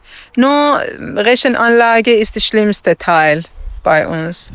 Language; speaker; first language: German; non-native, learner; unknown